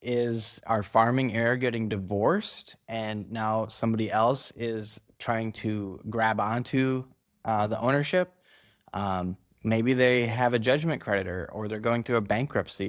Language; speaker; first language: English; native; English